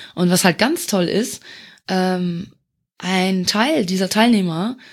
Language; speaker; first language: German; non-native, local second language; Luxembourgish